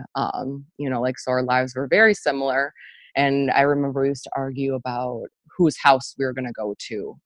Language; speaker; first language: English; native; English